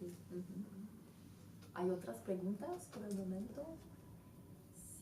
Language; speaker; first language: Spanish; non-native, fluent; Czech